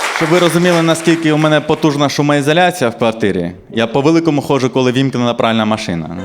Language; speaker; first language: Ukrainian; non-native, local second language; Russian